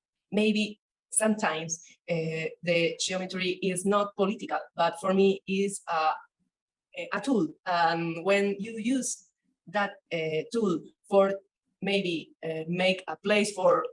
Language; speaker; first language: English; non-native, learner; Spanish